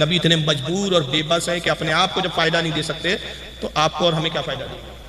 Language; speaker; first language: Urdu; native; Urdu